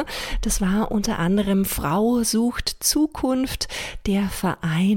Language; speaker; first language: German; native; German